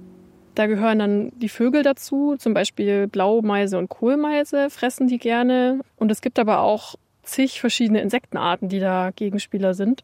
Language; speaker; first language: German; native; German